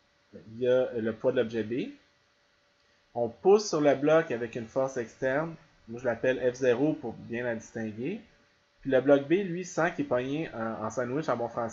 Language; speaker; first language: French; native; French